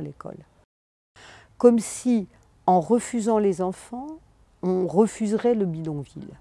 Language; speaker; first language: French; native; French